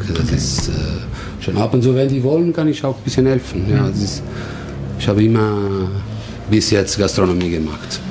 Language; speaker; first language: German; non-native, learner; Italian